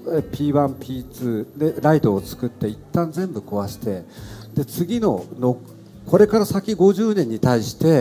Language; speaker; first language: Japanese; native; Japanese